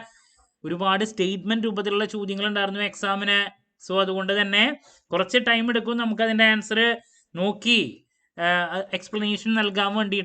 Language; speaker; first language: Malayalam; native; Malayalam